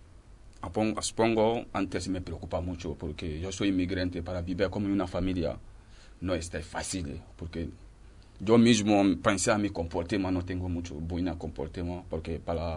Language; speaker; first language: Spanish; non-native, learner; French